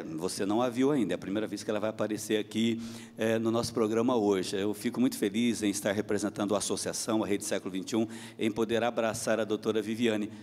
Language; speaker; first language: Portuguese; native; Portuguese